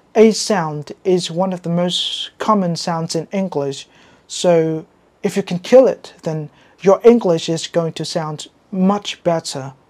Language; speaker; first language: English; non-native, fluent; Vietnamese